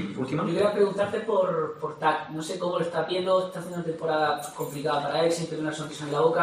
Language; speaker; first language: Spanish; native; Spanish